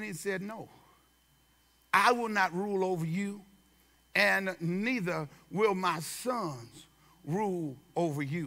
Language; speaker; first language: English; native; English